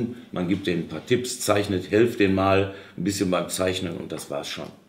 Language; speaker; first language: German; native; German